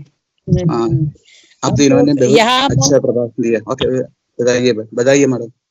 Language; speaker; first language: Hindi; non-native, local second language; Malayalam